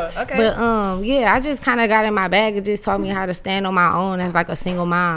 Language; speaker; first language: English; native; English